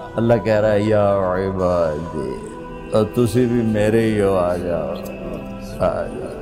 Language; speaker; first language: Urdu; non-native, local second language; Punjabi